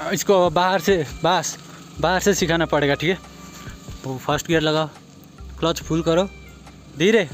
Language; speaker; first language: Hindi; non-native, local second language; Nepali